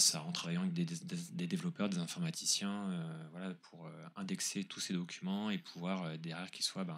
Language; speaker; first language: French; native; French